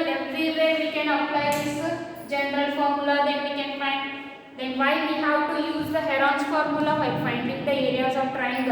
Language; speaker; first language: English; non-native, local second language; Kannada